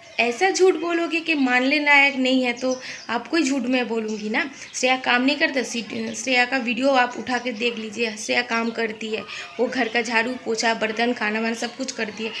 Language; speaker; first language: Hindi; non-native, local second language; Bangla